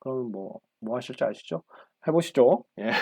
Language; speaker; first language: Korean; native; Korean